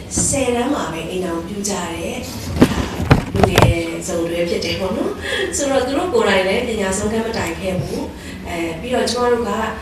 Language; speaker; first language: Burmese; non-native, local second language; Shan